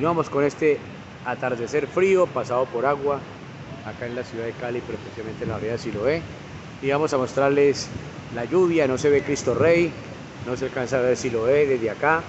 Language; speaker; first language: Spanish; native; Spanish